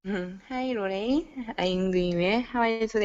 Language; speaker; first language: English; non-native, learner; Korean